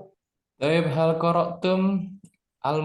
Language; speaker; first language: Arabic; non-native, fluent; Indonesian